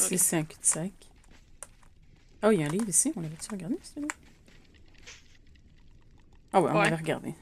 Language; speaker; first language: French; native; French